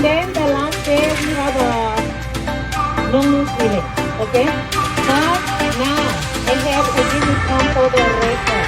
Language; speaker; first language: English; non-native, learner; Thai